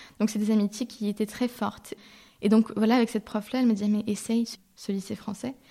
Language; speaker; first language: French; early bilingual, heritage; French